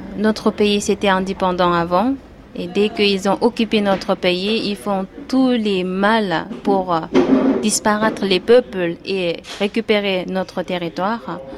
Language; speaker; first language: French; non-native, fluent; Uyghur